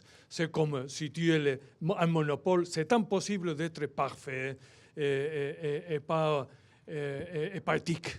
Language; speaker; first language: French; non-native, fluent; Spanish